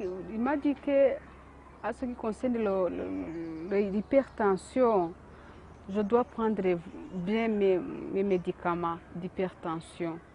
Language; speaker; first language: French; non-native, local second language; Kinyarwanda